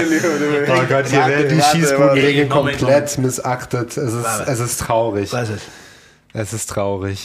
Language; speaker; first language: German; native; German